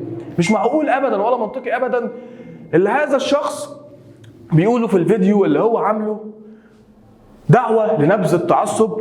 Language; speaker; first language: Arabic; native; Arabic